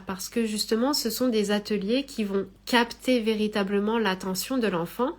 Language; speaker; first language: French; native; French